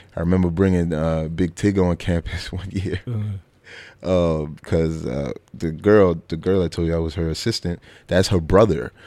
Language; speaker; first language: English; native; English